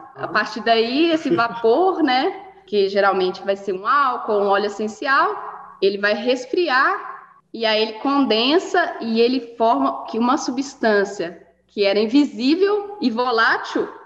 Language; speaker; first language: Portuguese; native; Portuguese